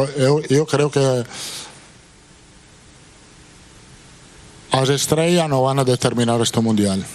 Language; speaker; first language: Portuguese; non-native, fluent; Italian